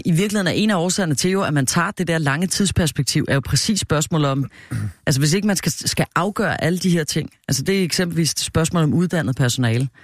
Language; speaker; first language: Danish; native; Danish